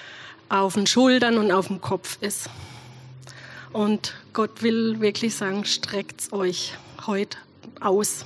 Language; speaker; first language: German; native; German